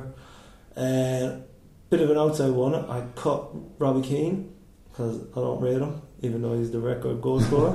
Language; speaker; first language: English; native; English